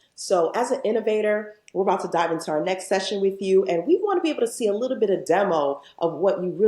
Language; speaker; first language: English; native; English